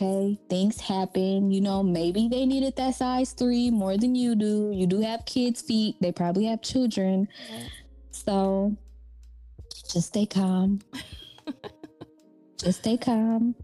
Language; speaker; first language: English; native; English